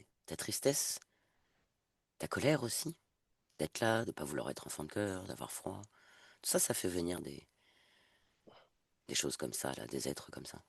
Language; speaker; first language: French; native; French